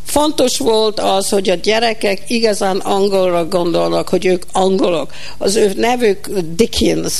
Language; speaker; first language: Hungarian; early bilingual, heritage; Hungarian